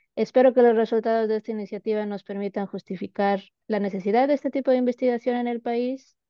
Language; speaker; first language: Spanish; native; Spanish